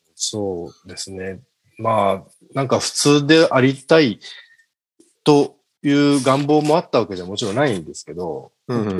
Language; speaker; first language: Japanese; native; Japanese